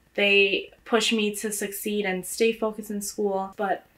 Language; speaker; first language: English; native; English